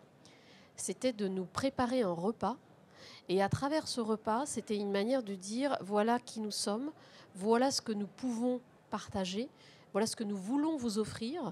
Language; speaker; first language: French; native; French